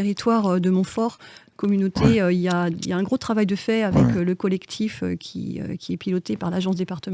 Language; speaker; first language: French; native; French